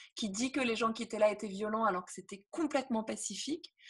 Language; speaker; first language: French; native; French